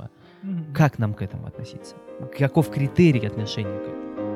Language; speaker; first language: Russian; native; Russian